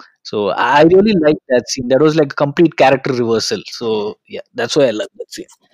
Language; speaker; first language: English; non-native, local second language; Tamil